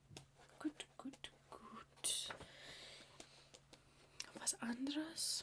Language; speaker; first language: German; non-native, learner; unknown